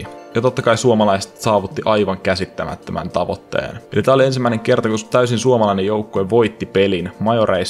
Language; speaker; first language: Finnish; native; Finnish